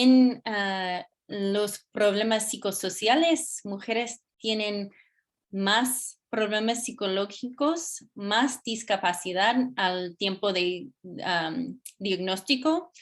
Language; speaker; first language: Spanish; non-native, fluent; English